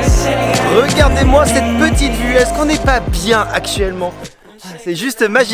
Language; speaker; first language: French; native; French